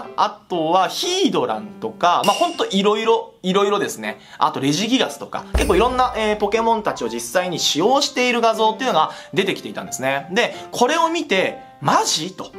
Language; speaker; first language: Japanese; native; Japanese